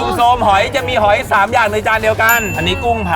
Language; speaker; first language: Thai; native; Thai